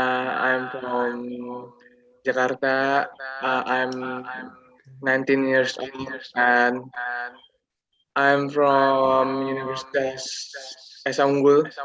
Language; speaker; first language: English; non-native, learner; Indonesian